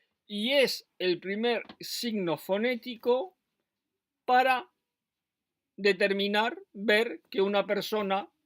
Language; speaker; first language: Spanish; non-native, fluent; French